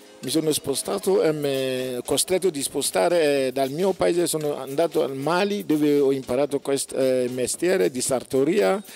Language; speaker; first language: Italian; non-native, learner; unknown